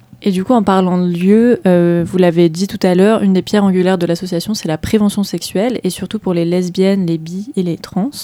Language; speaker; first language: French; native; French